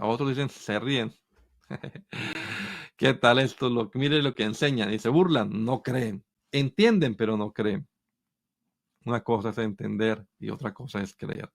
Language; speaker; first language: Spanish; native; Spanish